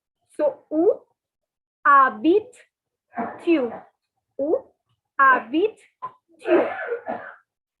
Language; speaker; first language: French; non-native, learner; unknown